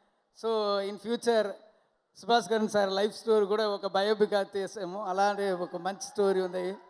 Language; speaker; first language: Telugu; non-native, learner; Tamil